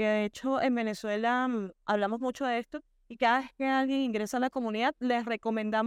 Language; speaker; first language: Spanish; native; Spanish